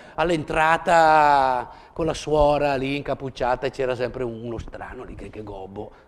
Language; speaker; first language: Italian; native; Italian